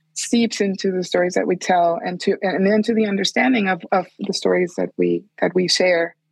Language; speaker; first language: English; non-native, fluent; Spanish